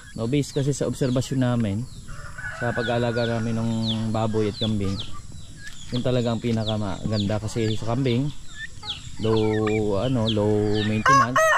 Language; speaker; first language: Filipino; non-native, local second language; Cebuano